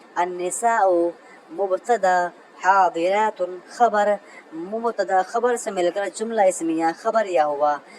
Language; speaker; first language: Urdu; native; Urdu